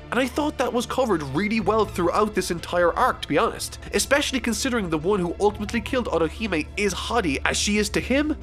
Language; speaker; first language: English; native; English